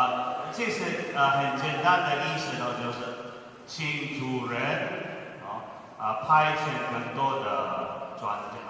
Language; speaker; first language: Chinese; non-native, fluent; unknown